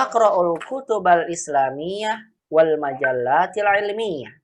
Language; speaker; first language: Arabic; non-native, fluent; Indonesian